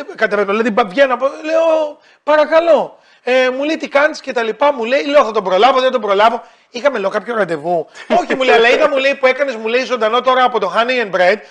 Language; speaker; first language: Greek; native; Greek